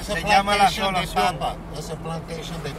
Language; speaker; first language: Spanish; non-native, learner; English